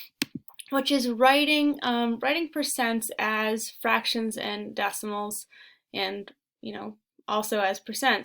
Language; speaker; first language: English; native; English